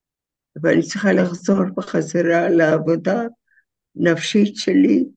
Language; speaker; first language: Hebrew; non-native, fluent; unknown